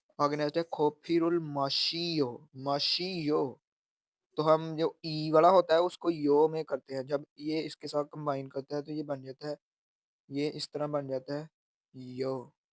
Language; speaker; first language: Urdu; native; Urdu